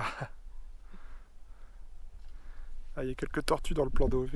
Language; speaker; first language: French; native; French